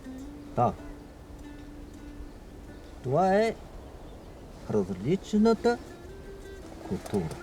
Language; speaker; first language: Bulgarian; non-native, learner; Chinese